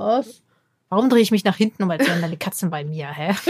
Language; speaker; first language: German; native; German